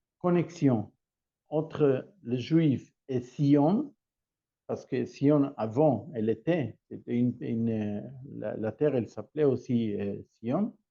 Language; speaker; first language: French; non-native, learner; Hebrew